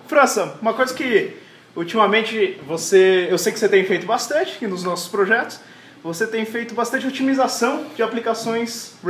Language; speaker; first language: Portuguese; native; Portuguese